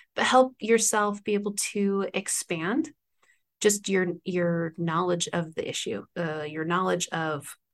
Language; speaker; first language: English; native; English